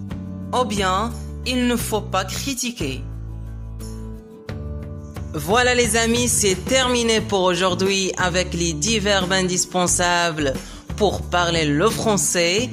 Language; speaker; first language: French; non-native, local second language; Arabic